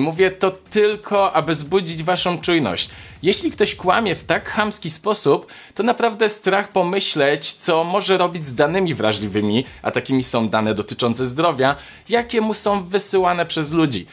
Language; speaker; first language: Polish; native; Polish